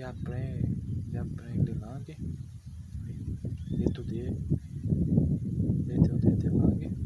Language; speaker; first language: French; non-native, learner; Portuguese